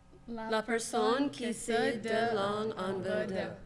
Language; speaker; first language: French; non-native, learner; English